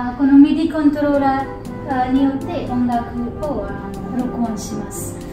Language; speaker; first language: Japanese; non-native, fluent; Hindi